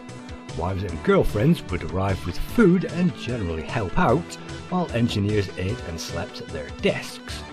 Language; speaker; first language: English; native; English